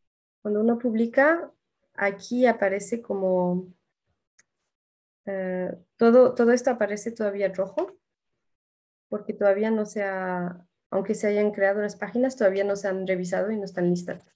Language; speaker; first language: Spanish; non-native, fluent; French